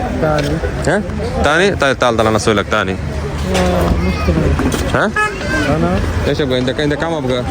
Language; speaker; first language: Arabic; non-native, learner; Bangla